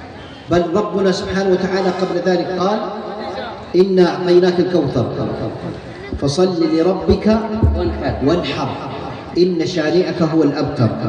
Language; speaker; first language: Arabic; native; Arabic